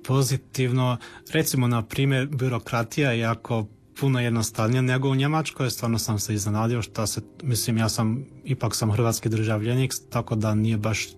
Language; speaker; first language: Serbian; early bilingual, heritage; Croatian